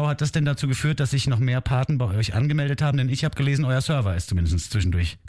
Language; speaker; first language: German; native; German